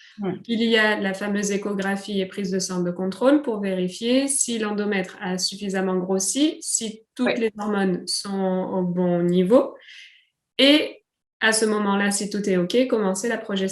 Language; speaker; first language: French; native; French